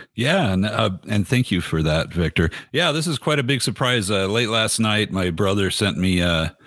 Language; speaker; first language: English; native; English